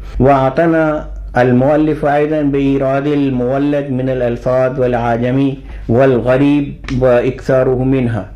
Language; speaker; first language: Arabic; non-native, fluent; Urdu